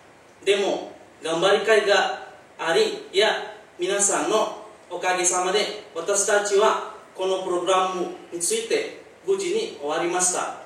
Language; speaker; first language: Japanese; non-native, learner; Indonesian